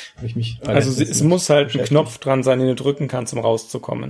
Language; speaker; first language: German; native; German